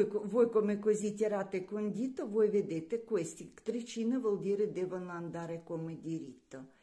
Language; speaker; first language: Italian; non-native, learner; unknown